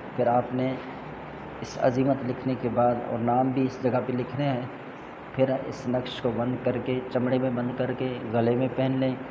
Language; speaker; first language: Urdu; non-native, local second language; Sindhi